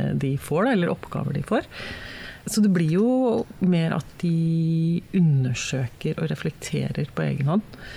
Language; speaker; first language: Norwegian; native; Norwegian